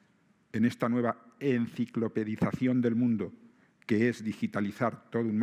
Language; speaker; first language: Spanish; native; Spanish